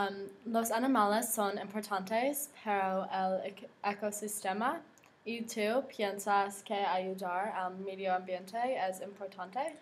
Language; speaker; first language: Spanish; non-native, learner; English